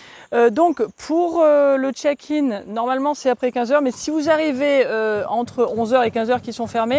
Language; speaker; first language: French; native; French